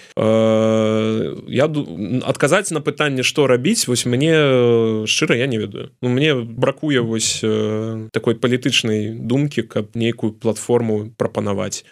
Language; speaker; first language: Belarusian; non-native, local second language; Russian